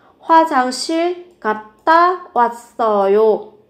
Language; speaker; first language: Korean; non-native, fluent; Vietnamese